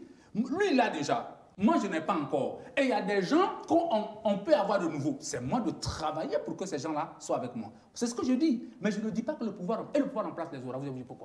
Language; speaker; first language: French; native; French